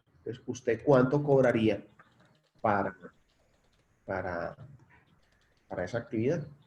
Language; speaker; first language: Spanish; native; Spanish